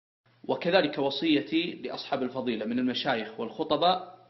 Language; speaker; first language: Arabic; native; Arabic